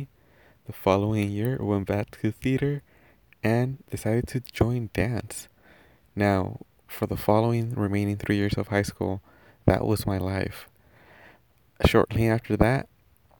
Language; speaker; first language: English; early bilingual, other home language; Spanish